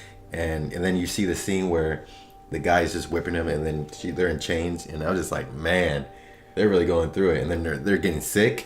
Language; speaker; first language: English; native; English